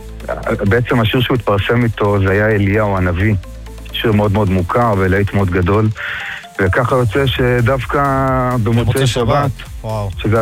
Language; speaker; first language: Hebrew; native; Hebrew